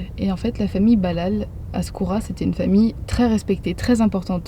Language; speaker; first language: French; native; French